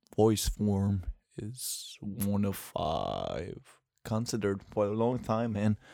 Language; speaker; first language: English; non-native, fluent; French